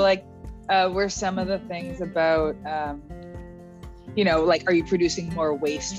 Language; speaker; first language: English; native; English